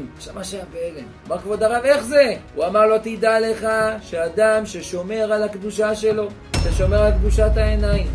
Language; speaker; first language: Hebrew; native; Hebrew